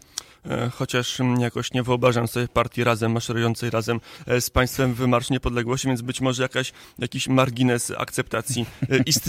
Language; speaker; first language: Polish; native; Polish